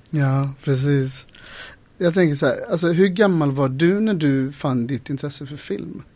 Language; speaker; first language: Swedish; native; Swedish